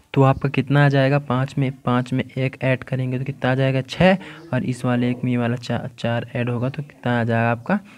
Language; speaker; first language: Hindi; native; Hindi